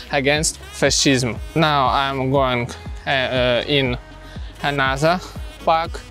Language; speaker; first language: English; non-native, learner; Russian